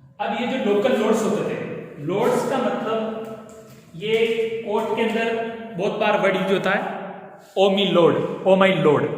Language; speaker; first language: Hindi; native; Hindi